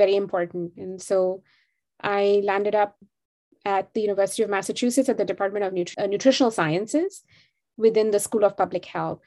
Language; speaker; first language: English; non-native, local second language; Hindi